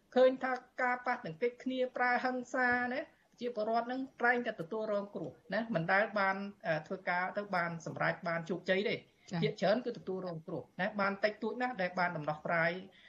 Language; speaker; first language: Khmer; native; Khmer